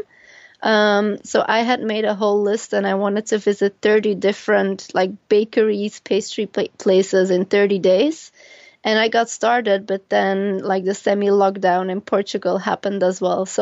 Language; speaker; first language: English; non-native, fluent; Dutch